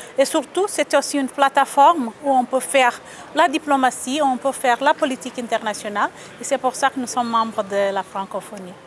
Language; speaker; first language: French; non-native, fluent; Portuguese